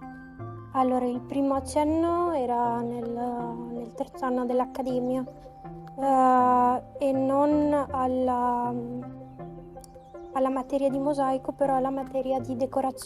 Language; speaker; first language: Italian; non-native, fluent; Macedonian